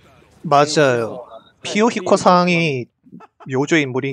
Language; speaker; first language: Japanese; non-native, learner; Korean